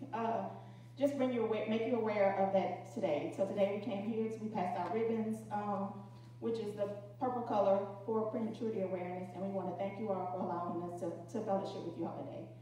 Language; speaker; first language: English; native; English